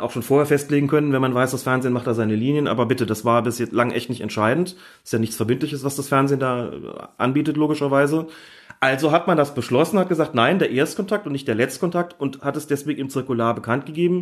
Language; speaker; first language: German; native; German